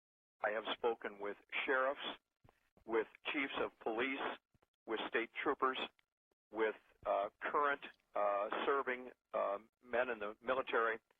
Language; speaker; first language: English; native; English